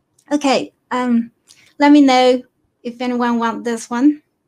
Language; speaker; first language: English; non-native, fluent; Chinese